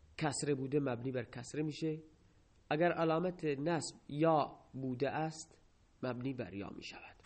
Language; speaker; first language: Persian; non-native, local second language; Baluchi